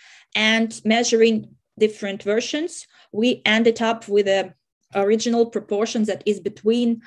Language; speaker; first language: English; non-native, fluent; Russian